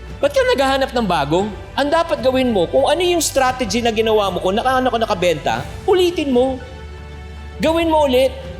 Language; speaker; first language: Filipino; native; Filipino